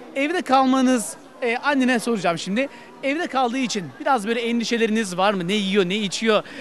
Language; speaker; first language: Turkish; native; Turkish